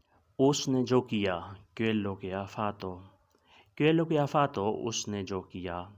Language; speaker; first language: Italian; non-native, learner; Urdu